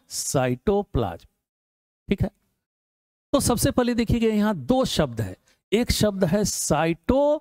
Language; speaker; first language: Hindi; native; Hindi